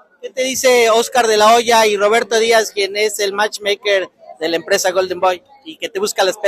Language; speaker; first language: Spanish; native; Spanish